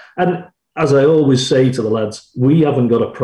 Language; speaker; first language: English; native; English